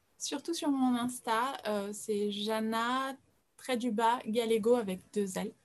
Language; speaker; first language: French; early bilingual, other home language; Portuguese